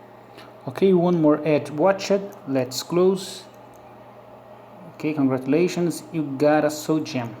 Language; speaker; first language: English; non-native, learner; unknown